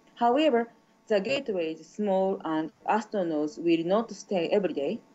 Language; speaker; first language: English; non-native, learner; Japanese